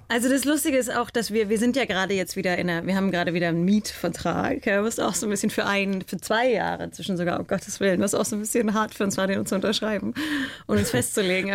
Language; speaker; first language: German; native; German